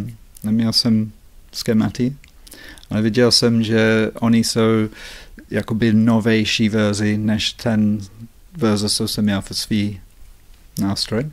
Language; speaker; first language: Czech; non-native, fluent; English